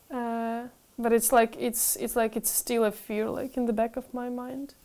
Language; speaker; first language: English; non-native, fluent; Ukrainian